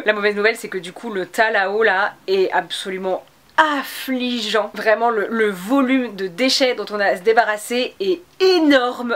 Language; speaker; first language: French; native; French